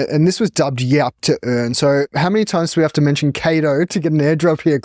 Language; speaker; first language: English; native; English